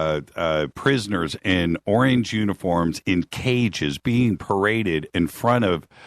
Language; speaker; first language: English; native; English